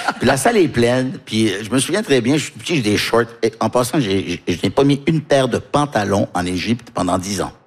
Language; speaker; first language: French; early bilingual, heritage; French